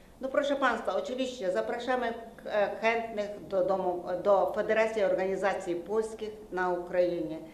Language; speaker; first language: Polish; non-native, learner; Ukrainian